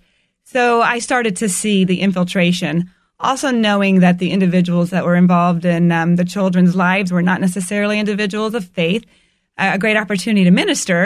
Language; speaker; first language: English; native; English